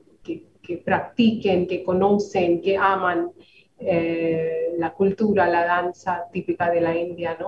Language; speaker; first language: Spanish; non-native, fluent; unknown